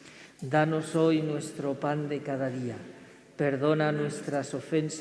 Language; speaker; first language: Spanish; native; Spanish